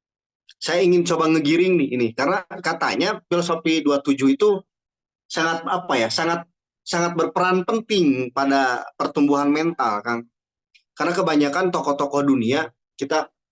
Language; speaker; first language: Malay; non-native, local second language; Sundanese